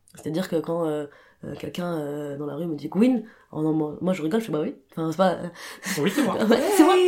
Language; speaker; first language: French; non-native, local second language; Arabic